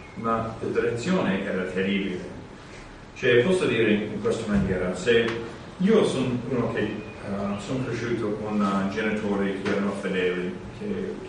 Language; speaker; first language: Italian; non-native, fluent; English